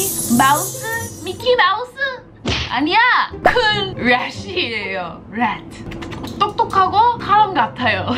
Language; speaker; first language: Korean; non-native, fluent; English